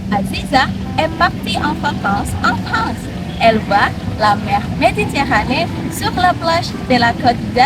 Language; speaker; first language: French; non-native, learner; Indonesian